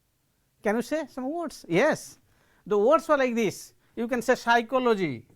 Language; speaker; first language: English; non-native, local second language; Odia